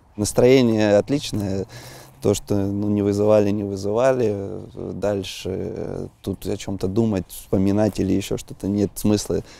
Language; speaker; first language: Russian; native; Russian